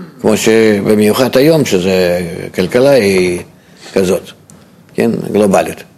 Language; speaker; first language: Hebrew; non-native, fluent; Russian